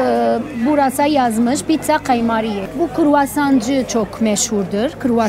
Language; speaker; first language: Turkish; non-native, fluent; Arabic